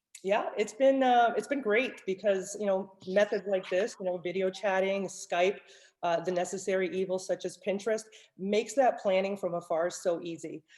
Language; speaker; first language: English; native; English